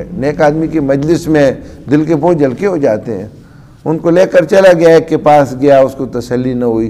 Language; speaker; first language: Urdu; native; Urdu